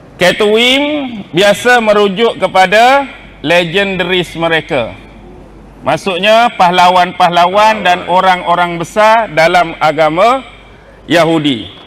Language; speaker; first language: Malay; native; Malay